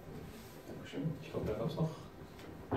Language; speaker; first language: German; native; German